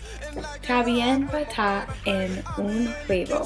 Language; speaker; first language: Spanish; non-native, learner; English